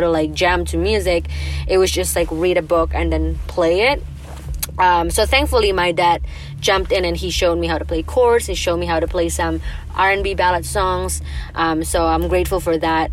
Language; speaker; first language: English; non-native, fluent; Indonesian